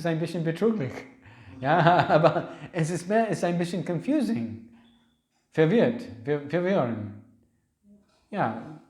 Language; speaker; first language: German; non-native, learner; English